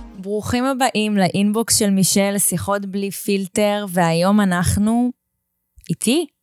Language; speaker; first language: Hebrew; native; Hebrew